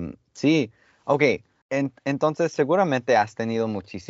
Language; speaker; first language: Spanish; non-native, fluent; English